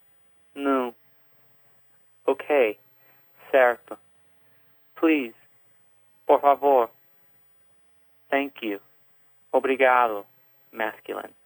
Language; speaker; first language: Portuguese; non-native, fluent; English